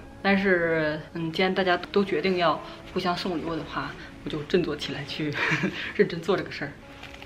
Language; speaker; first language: Chinese; native; Chinese